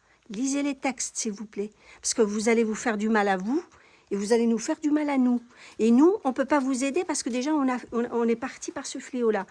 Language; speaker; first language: French; non-native, local second language; Kabyle